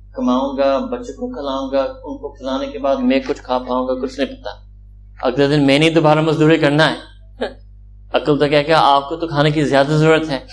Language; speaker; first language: Urdu; early bilingual, heritage; Urdu